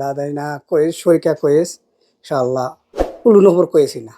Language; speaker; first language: Arabic; non-native, learner; Bangla